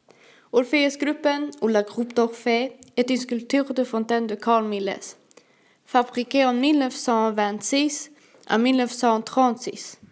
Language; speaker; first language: French; non-native, learner; Swedish